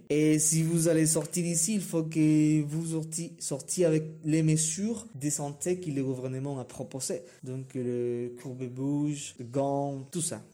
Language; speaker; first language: French; non-native, learner; Spanish